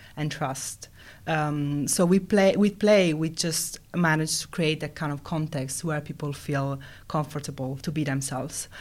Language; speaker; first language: English; non-native, fluent; Italian